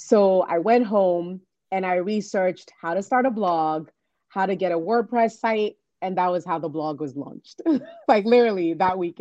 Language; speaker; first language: English; non-native, local second language; Yoruba